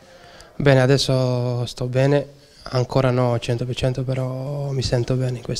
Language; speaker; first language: Italian; non-native, learner; Serbian